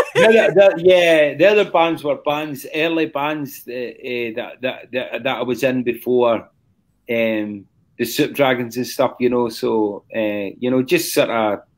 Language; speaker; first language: English; native; English